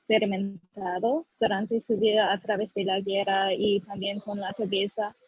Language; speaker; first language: Spanish; non-native, learner; English